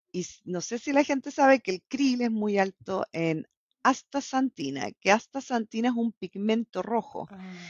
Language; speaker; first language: Spanish; native; Spanish